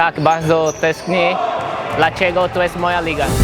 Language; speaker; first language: Polish; non-native, learner; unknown